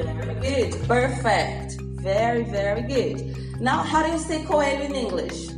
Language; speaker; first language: English; non-native, fluent; Portuguese